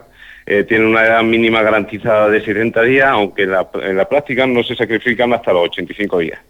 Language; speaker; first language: Spanish; native; Spanish